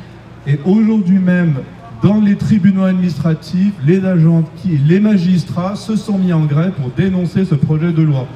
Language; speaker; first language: French; native; French